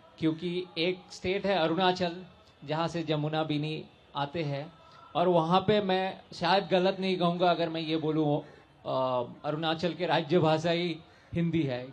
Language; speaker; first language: Hindi; non-native, local second language; Assamese